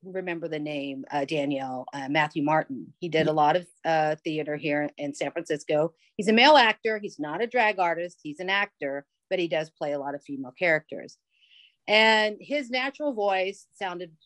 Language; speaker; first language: English; native; English